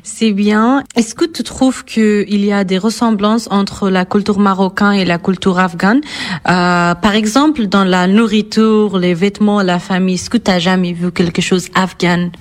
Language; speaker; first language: French; non-native, fluent; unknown